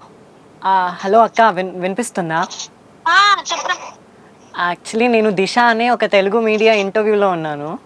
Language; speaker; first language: Telugu; non-native, local second language; Kannada